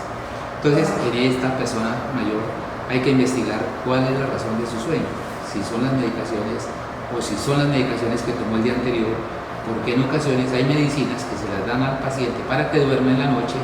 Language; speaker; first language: Spanish; native; Spanish